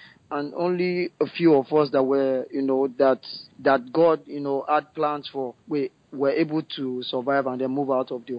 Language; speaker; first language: English; non-native, local second language; Yoruba